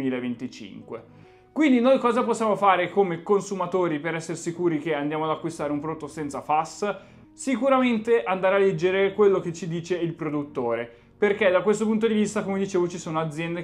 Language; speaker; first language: Italian; native; Italian